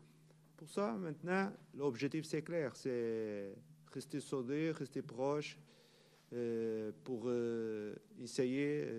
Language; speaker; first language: French; non-native, learner; Portuguese